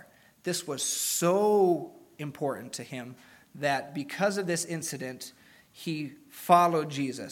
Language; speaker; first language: English; native; English